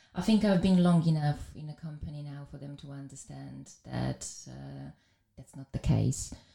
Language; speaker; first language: English; non-native, fluent; Polish